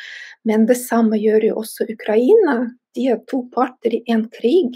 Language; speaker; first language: Norwegian; non-native, fluent; Russian